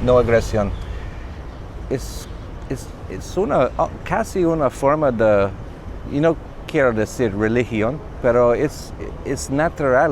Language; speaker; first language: Spanish; non-native, learner; English